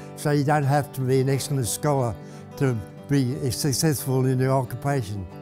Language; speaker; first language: English; native; English